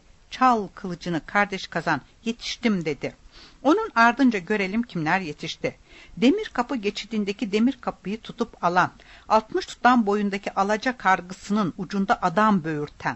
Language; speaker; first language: Turkish; native; Turkish